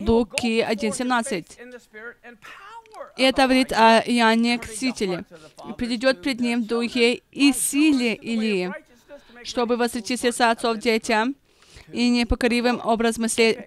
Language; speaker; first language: Russian; non-native, fluent; English